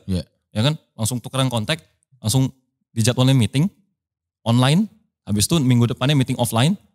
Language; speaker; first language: Indonesian; non-native, local second language; Min Nan Chinese